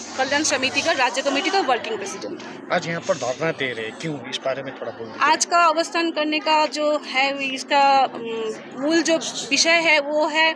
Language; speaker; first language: Hindi; non-native, local second language; Bangla